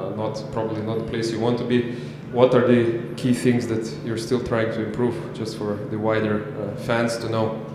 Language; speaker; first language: English; non-native, fluent; Lithuanian